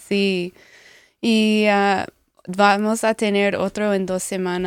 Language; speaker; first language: Spanish; non-native, learner; English